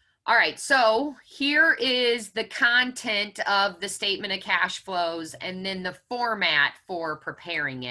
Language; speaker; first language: English; native; English